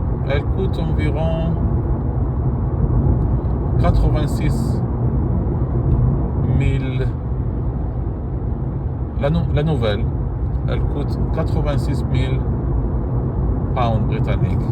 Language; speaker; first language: French; non-native, fluent; Arabic